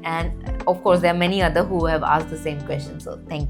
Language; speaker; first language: English; non-native, local second language; Hindi